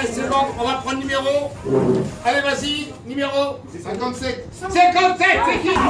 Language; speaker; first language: French; native; French